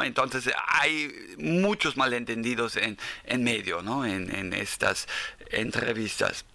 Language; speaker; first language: Spanish; non-native, fluent; German